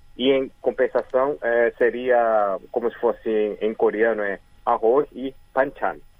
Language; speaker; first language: Portuguese; early bilingual, other home language; Korean